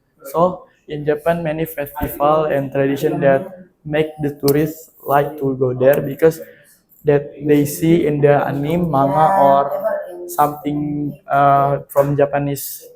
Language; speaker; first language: English; non-native, learner; Indonesian